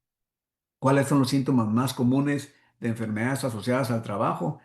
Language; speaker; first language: Spanish; native; Spanish